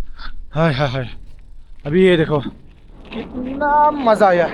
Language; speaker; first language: Hindi; non-native, local second language; Mizo